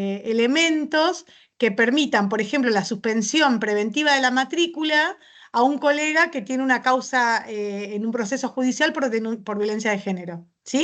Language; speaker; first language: Spanish; native; Spanish